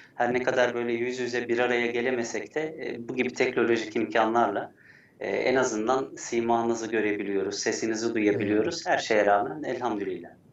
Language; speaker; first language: Turkish; early bilingual, heritage; Turkish